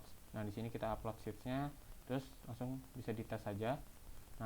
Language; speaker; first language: Indonesian; native; Indonesian